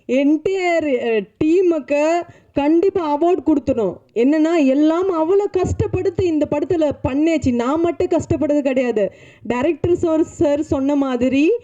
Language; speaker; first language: Tamil; non-native, learner; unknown